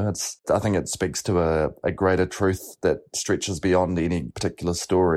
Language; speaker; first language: English; native; English